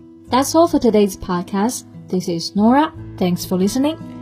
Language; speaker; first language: English; non-native, fluent; Chinese